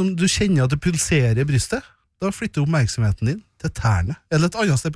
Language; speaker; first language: Norwegian; native; Norwegian